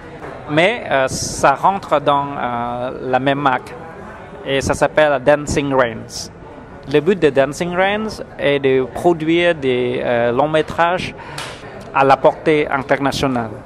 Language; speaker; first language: French; non-native, fluent; Khmer